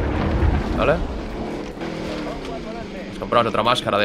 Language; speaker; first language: Spanish; native; Spanish